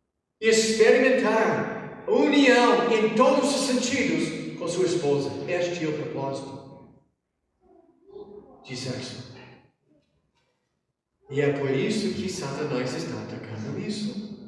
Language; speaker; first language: Portuguese; non-native, fluent; English